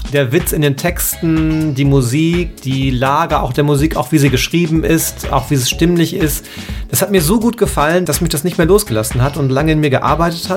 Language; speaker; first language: German; native; German